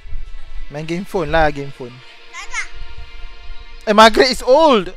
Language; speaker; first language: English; non-native, local second language; Malay